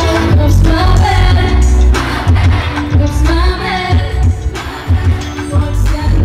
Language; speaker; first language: English; non-native, local second language; Filipino